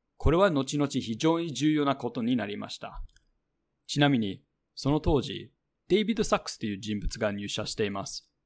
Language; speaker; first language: Japanese; non-native, fluent; English